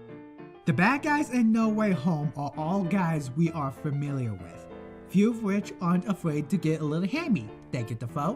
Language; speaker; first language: English; native; English